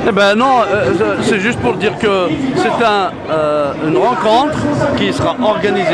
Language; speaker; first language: French; non-native, local second language; Kabyle